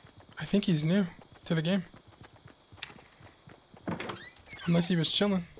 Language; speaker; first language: English; native; English